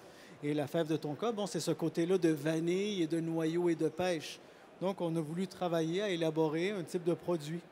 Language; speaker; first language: French; native; French